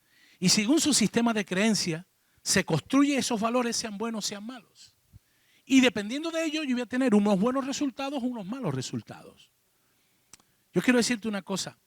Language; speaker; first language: Spanish; native; Spanish